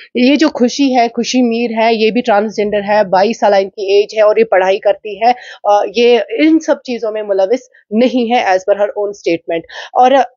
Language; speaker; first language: Hindi; non-native, local second language; Kashmiri